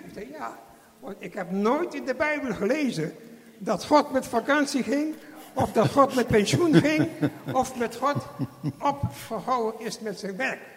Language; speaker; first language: Dutch; non-native, fluent; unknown